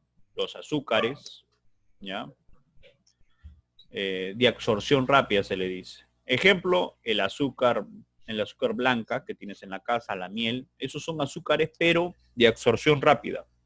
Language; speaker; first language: Spanish; native; Spanish